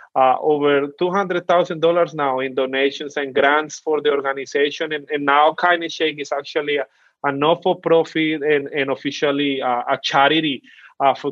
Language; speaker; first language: English; non-native, fluent; Spanish